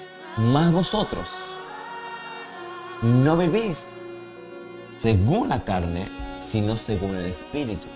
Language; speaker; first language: Spanish; native; Spanish